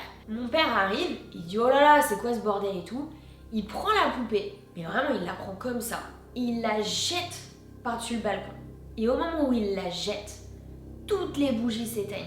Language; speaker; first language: French; native; French